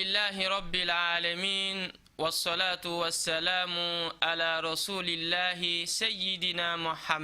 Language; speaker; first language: Arabic; non-native, fluent; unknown